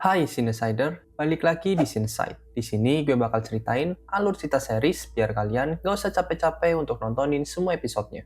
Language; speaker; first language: Indonesian; native; Indonesian